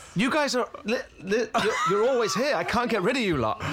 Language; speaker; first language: English; native; English